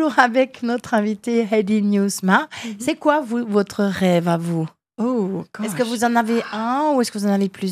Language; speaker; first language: French; native; French